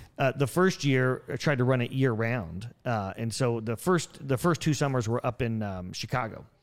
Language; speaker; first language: English; native; English